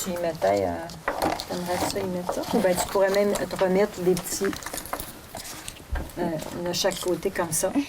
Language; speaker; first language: French; native; French